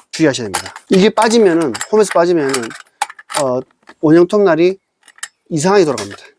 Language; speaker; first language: Korean; native; Korean